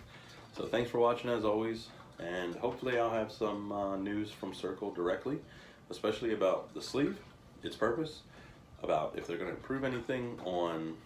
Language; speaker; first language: English; native; English